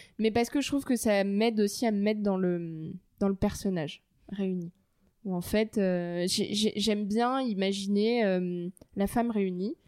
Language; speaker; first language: French; native; French